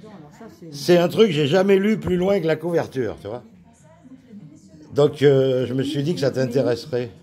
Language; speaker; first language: French; native; French